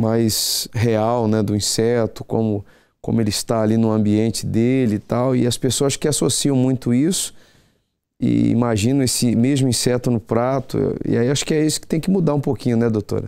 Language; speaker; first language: Portuguese; native; Portuguese